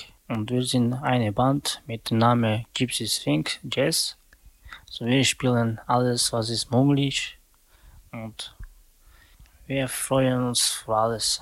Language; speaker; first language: German; non-native, learner; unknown